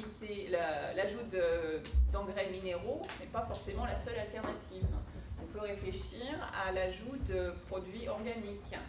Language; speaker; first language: French; native; French